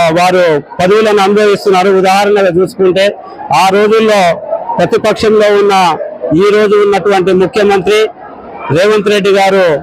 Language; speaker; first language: Telugu; non-native, local second language; Lambadi